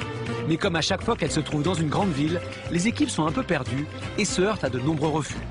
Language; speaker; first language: French; native; French